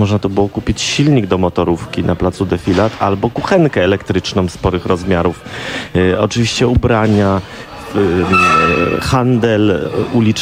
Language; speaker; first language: Polish; native; Polish